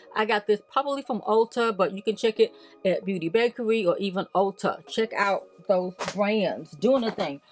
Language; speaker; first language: English; native; English